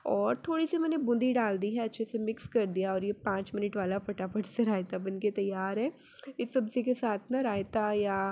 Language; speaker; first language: Hindi; native; Hindi